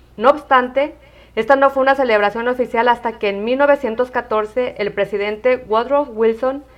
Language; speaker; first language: Spanish; native; Spanish